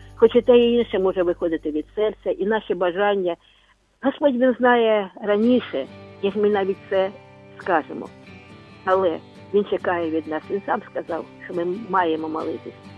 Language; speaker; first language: Ukrainian; non-native, local second language; Russian